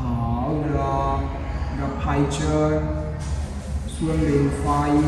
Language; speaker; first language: Vietnamese; non-native, learner; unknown